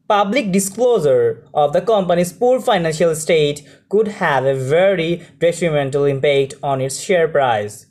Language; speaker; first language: English; non-native, local second language; Bangla